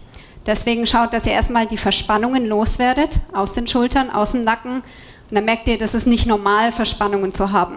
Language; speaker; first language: German; native; German